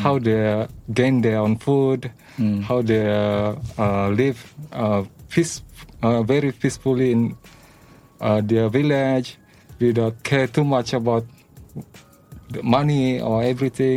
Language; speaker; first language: English; non-native, learner; Malay